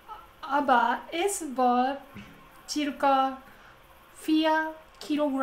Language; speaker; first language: German; non-native, learner; Japanese